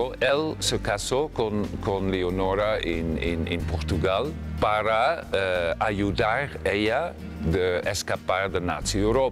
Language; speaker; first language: Spanish; non-native, fluent; English